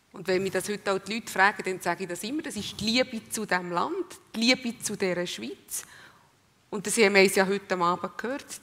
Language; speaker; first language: German; native; German